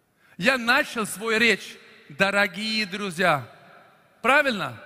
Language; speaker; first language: Russian; non-native, fluent; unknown